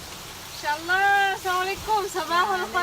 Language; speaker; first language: Arabic; non-native, fluent; Indonesian